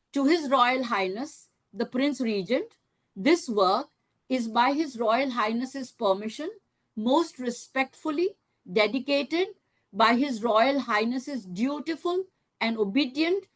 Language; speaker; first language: English; non-native, local second language; Gujarati